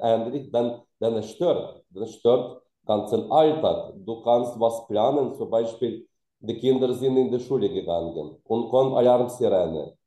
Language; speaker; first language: German; non-native, fluent; Ukrainian